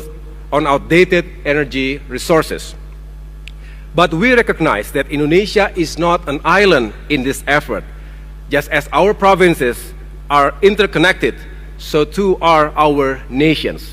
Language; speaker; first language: English; non-native, fluent; Indonesian